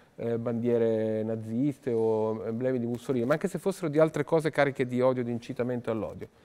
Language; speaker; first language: Italian; native; Italian